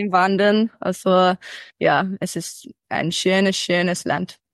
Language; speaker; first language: German; early bilingual, heritage; English